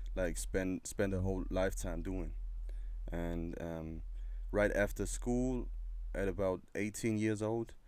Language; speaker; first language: English; non-native, fluent; German